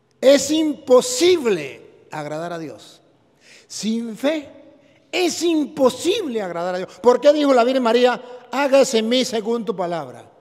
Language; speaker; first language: Spanish; native; Spanish